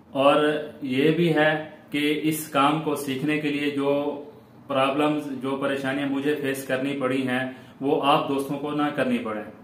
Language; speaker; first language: Urdu; non-native, local second language; Saraiki